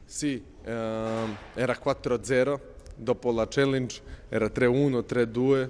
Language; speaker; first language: Italian; non-native, fluent; Serbian